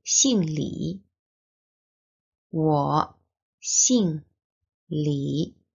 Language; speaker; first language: Chinese; non-native, learner; Turkish